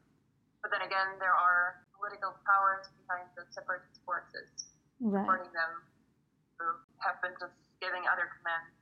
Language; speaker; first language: English; non-native, fluent; Ukrainian